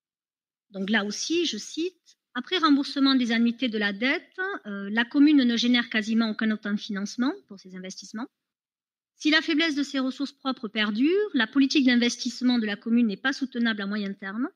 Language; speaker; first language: French; native; French